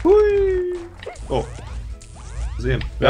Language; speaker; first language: German; native; German